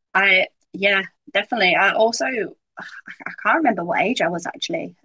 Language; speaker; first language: English; native; English